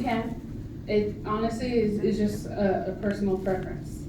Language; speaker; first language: English; native; English